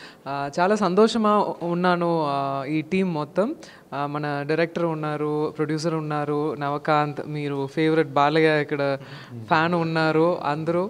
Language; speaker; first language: Telugu; non-native, fluent; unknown